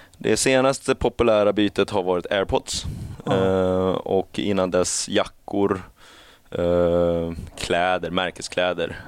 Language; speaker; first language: Swedish; early bilingual, other home language; Chinese